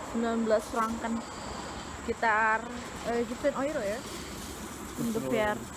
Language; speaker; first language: German; non-native, learner; Indonesian